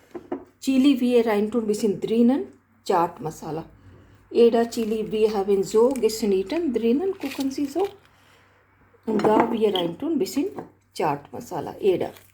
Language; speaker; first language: German; non-native, learner; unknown